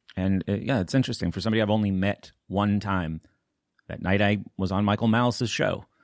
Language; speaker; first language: English; native; English